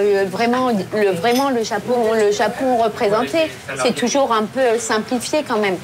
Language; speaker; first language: French; native; French